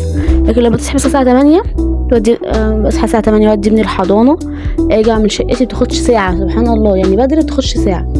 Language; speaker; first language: Arabic; native; Arabic